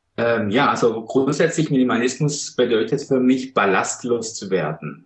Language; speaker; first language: German; non-native, fluent; Persian